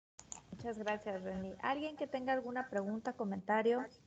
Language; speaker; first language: Spanish; native; Spanish